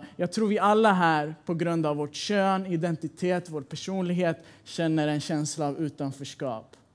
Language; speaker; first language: Swedish; early bilingual, other home language; Persian